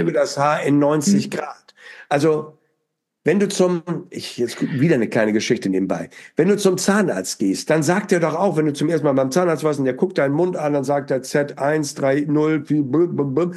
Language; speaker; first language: German; native; German